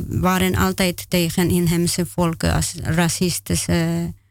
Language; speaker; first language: Dutch; non-native, learner; Spanish